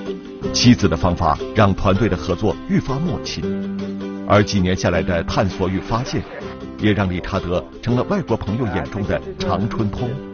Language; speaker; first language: Chinese; native; Chinese